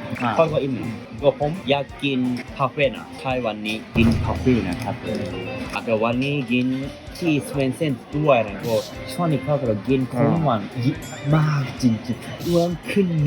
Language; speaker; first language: Thai; non-native, learner; Japanese